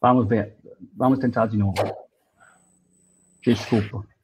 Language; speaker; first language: Portuguese; non-native, fluent; German